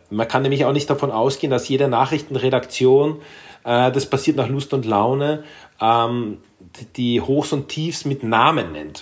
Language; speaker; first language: German; native; German